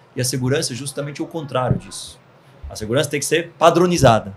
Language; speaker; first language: Portuguese; early bilingual, other home language; Hebrew